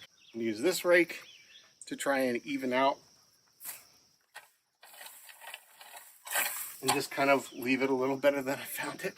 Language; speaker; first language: English; native; English